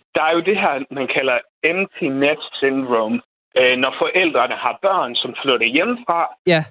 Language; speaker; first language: Danish; non-native, fluent; Croatian